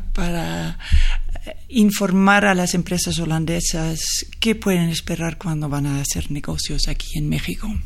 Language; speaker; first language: Spanish; non-native, fluent; Dutch